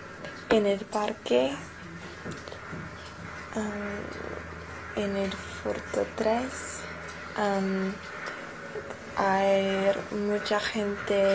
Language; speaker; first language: Spanish; non-native, learner; English